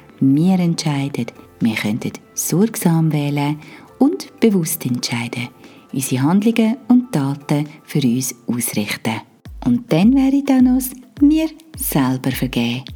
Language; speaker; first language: German; native; German